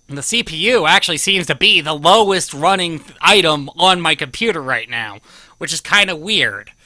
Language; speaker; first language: English; native; English